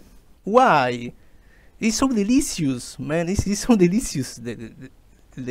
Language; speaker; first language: English; non-native, learner; Spanish